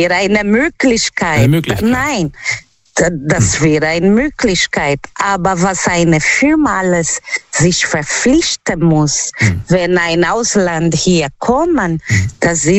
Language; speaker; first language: German; non-native, fluent; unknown